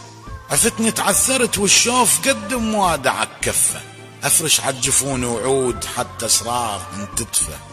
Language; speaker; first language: Arabic; native; Arabic